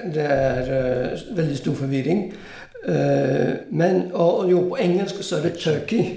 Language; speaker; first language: Norwegian; non-native, fluent; Italian